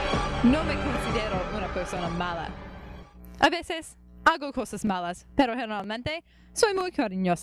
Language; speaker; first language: Spanish; non-native, learner; English